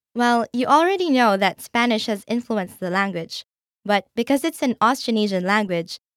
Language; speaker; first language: English; non-native, local second language; Filipino